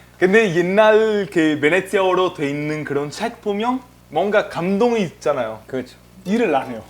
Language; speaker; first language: Korean; non-native, fluent; Italian